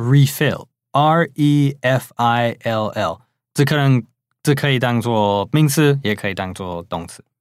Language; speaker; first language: Chinese; non-native, fluent; English